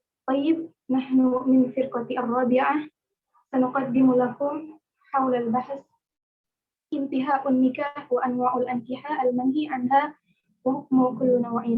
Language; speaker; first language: Arabic; non-native, learner; Indonesian